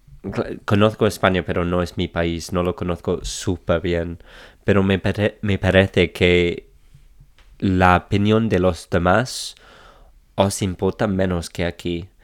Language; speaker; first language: Spanish; non-native, fluent; English